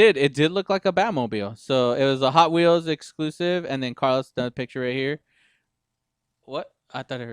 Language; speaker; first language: English; native; English